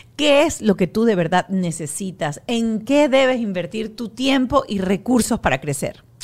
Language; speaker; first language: Spanish; native; Spanish